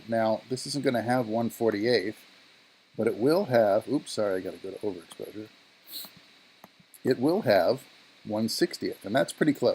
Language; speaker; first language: English; native; English